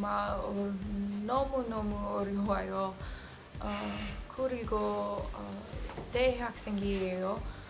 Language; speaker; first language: Korean; non-native, learner; English